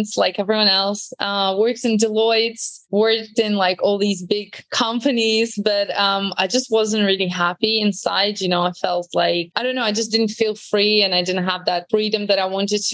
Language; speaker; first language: English; non-native, fluent; Latvian